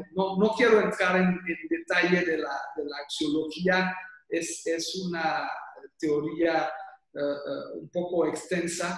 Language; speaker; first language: Spanish; non-native, fluent; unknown